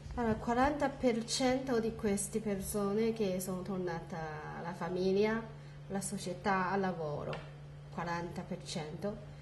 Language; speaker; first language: Italian; non-native, learner; Chinese